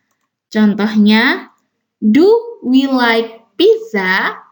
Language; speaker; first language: English; non-native, learner; Indonesian